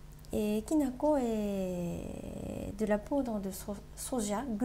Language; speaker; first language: French; non-native, learner; Japanese